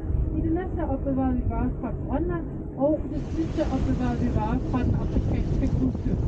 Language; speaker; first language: Danish; native; Danish